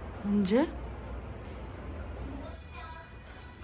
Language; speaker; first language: Korean; native; Korean